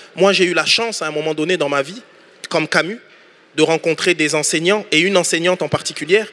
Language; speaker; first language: French; native; French